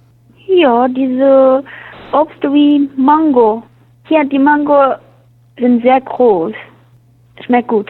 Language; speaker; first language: German; non-native, learner; Chinese